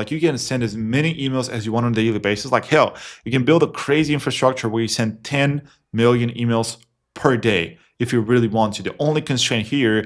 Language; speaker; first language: English; non-native, fluent; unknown